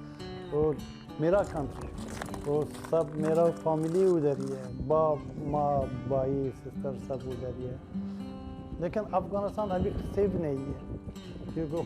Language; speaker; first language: Hindi; non-native, learner; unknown